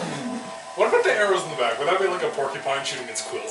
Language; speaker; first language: English; native; English